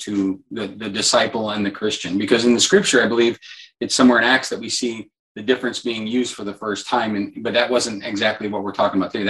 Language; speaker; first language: English; native; English